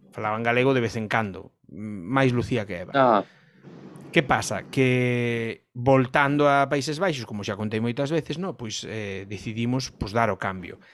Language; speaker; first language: Galician; non-native, local second language; Spanish